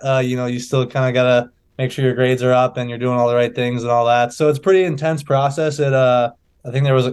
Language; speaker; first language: English; native; English